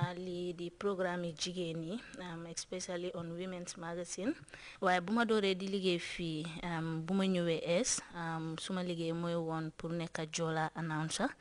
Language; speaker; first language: Wolof; non-native, local second language; Jola-Fonyi